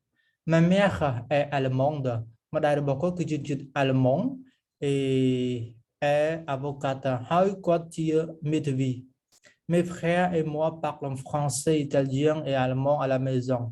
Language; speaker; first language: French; non-native, fluent; Khmer